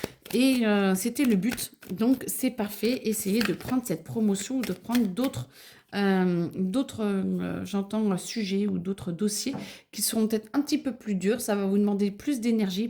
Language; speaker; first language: French; native; French